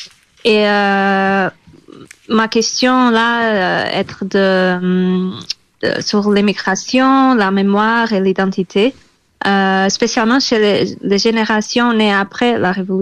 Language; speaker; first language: French; non-native, fluent; Portuguese